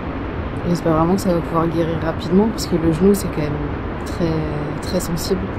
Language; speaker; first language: French; native; French